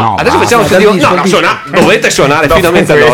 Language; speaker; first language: Italian; native; Italian